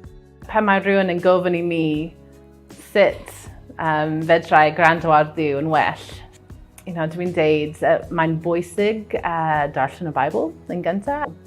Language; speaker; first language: Welsh; non-native, fluent; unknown